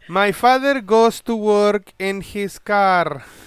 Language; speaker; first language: English; non-native, fluent; Spanish